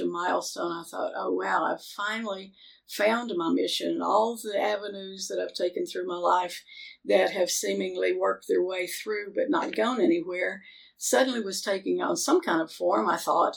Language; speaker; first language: English; native; English